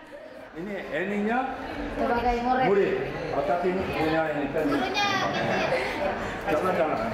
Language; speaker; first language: Indonesian; non-native, learner; Korean